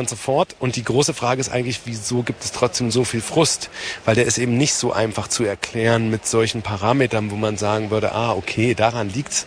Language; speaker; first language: German; native; German